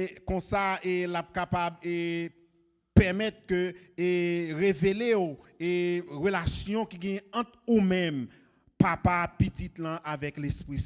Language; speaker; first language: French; non-native, local second language; Haitian Creole